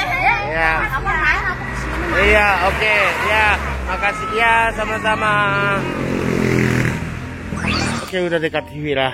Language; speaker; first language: Indonesian; non-native, learner; Japanese